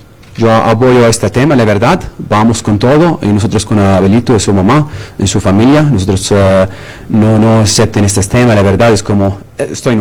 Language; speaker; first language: Spanish; non-native, learner; Arabic